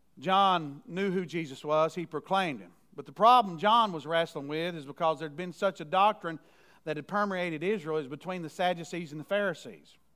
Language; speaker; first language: English; native; English